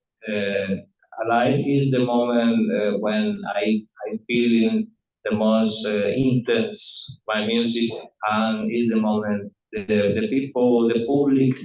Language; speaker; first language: English; non-native, learner; Spanish